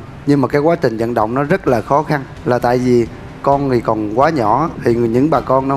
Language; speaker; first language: Vietnamese; native; Vietnamese